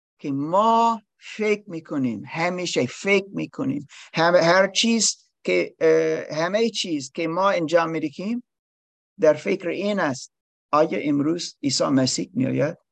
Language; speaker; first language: Persian; non-native, learner; English